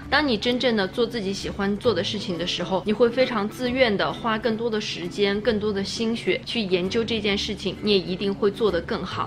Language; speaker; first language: Chinese; native; Chinese